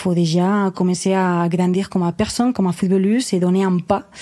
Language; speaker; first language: French; non-native, fluent; Spanish